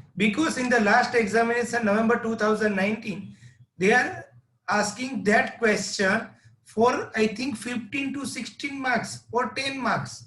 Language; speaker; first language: English; non-native, local second language; Gujarati